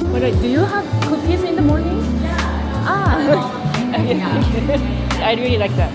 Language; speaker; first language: English; non-native, learner; Japanese